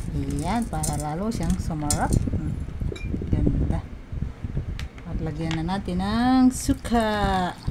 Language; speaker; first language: Filipino; non-native, local second language; Bikol